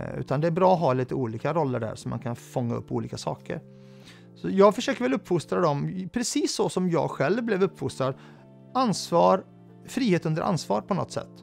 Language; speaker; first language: Swedish; early bilingual, other home language; Arabic